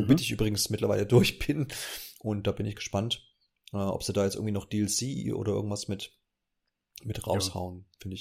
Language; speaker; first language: German; native; German